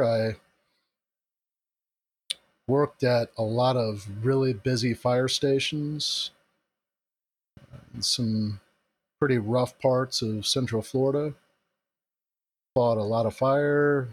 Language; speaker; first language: English; native; English